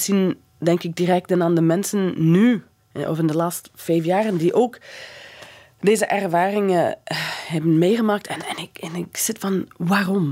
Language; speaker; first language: Dutch; non-native, fluent; English